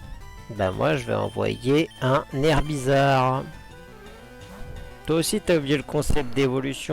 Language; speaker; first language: French; native; French